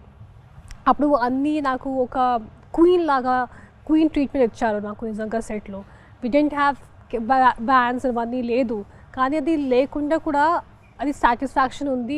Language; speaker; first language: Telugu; non-native, local second language; Hindi